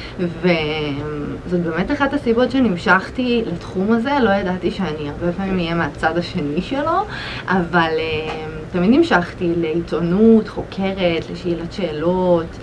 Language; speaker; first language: Hebrew; early bilingual, other home language; Russian